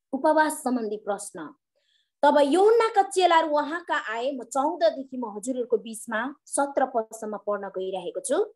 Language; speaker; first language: Nepali; native; Nepali